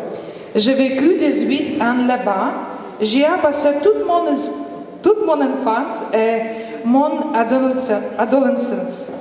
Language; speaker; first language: French; non-native, fluent; Ukrainian